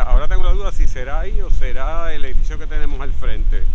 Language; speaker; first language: Spanish; native; Spanish